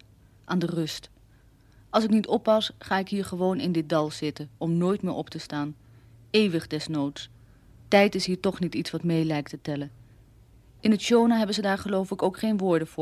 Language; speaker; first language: Dutch; native; Dutch